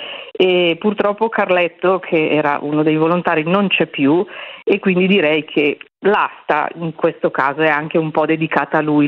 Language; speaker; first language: Italian; native; Italian